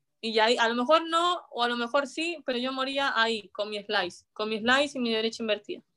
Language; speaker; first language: Spanish; native; Spanish